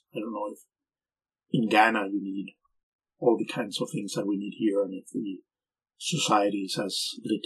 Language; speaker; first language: English; non-native, fluent; Spanish